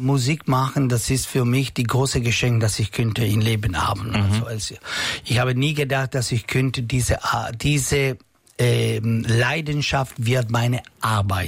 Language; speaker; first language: German; non-native, local second language; Italian